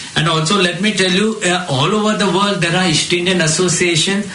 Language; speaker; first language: English; non-native, local second language; Marathi